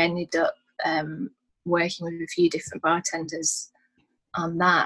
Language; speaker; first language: English; native; English